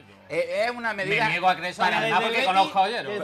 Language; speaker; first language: Spanish; native; Spanish